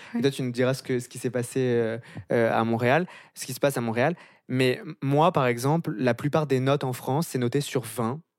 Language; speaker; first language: French; native; French